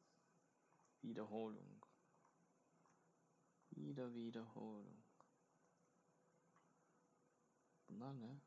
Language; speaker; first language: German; non-native, fluent; Turkish